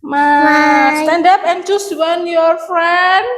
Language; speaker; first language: English; non-native, learner; Indonesian